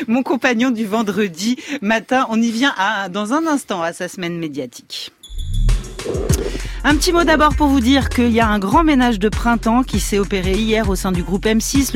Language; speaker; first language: French; native; French